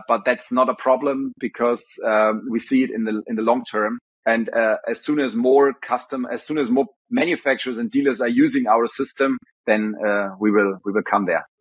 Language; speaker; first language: English; non-native, fluent; German